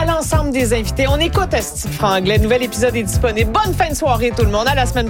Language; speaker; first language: French; native; French